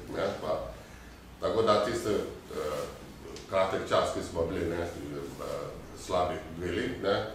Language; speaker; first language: Slovenian; non-native, fluent; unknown